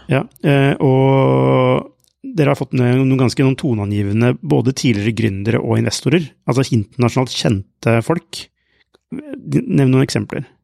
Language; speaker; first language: Norwegian; native; Norwegian